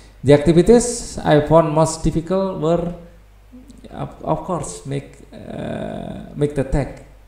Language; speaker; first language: English; non-native, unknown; Indonesian